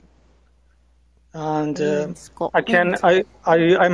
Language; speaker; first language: English; non-native, learner; Kurdish